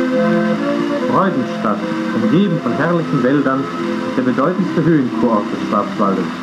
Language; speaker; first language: German; native; German